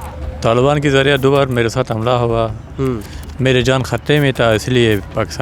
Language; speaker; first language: Hindi; non-native, learner; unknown